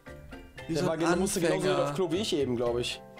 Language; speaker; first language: German; native; German